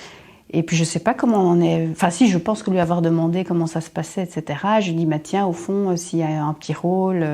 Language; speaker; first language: French; native; French